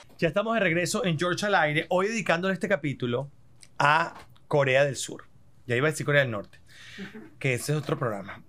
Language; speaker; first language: Spanish; native; Spanish